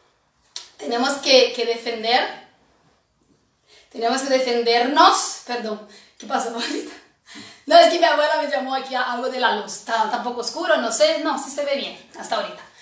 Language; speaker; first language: Spanish; non-native, fluent; Portuguese